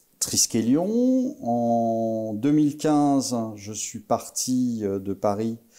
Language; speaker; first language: French; native; French